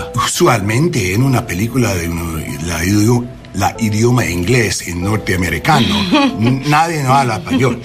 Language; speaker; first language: Spanish; non-native, learner; English